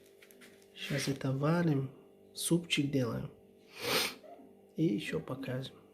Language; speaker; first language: Russian; non-native, learner; Tajik